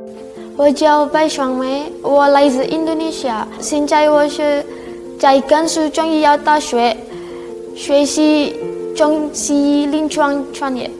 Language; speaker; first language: Chinese; non-native, fluent; Indonesian